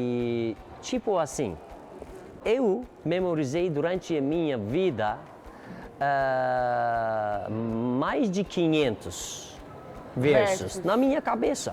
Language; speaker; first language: Portuguese; non-native, learner; Turkish